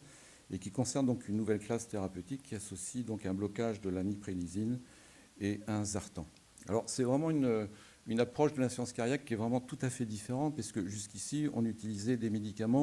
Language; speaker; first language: French; native; French